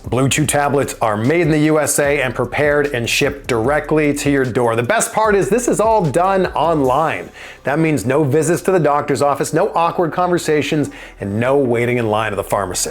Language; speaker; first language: English; native; English